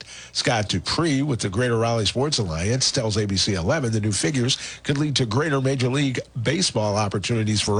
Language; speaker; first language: English; native; English